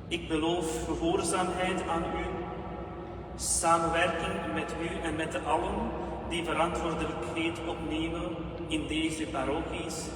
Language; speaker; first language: Dutch; non-native, fluent; Urdu